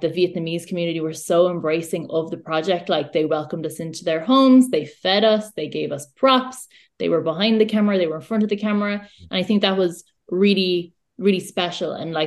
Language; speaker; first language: English; native; English